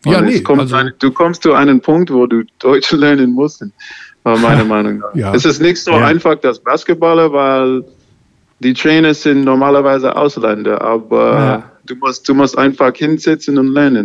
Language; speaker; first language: German; non-native, learner; English